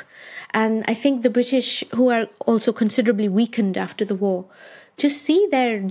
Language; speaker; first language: English; non-native, local second language; Bangla